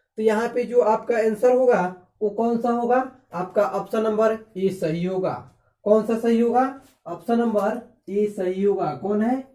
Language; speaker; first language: Hindi; native; Hindi